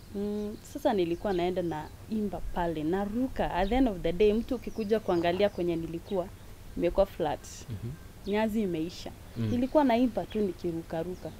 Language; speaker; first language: Swahili; non-native, local second language; Kalenjin